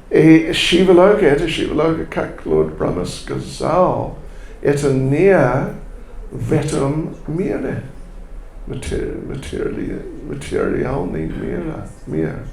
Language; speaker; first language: Russian; non-native, learner; English